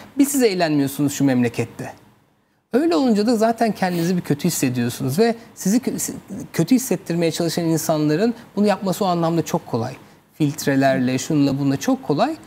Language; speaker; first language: Turkish; native; Turkish